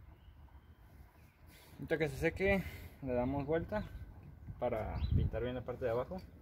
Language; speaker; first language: Spanish; native; Spanish